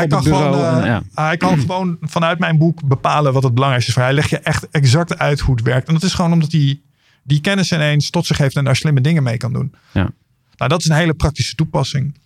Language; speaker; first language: Dutch; native; Dutch